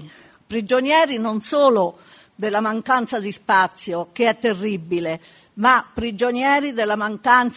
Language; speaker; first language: Italian; native; Italian